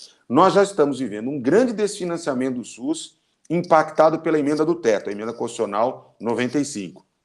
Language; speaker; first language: Portuguese; native; Portuguese